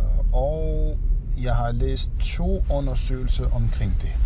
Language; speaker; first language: Danish; non-native, fluent; Arabic